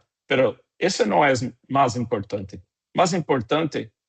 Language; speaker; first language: Portuguese; non-native, fluent; Spanish